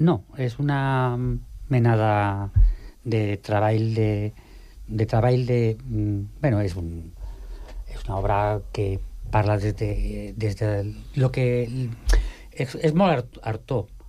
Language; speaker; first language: Catalan; non-native, local second language; Spanish